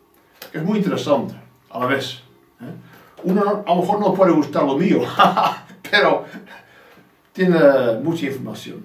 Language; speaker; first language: Spanish; non-native, fluent; English